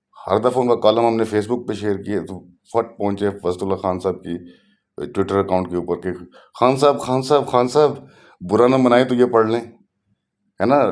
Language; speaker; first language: Urdu; non-native, local second language; Punjabi